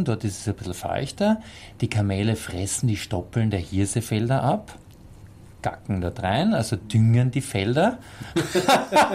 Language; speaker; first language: German; native; German